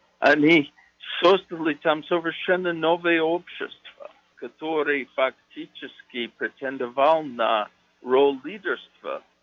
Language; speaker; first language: Russian; non-native, fluent; English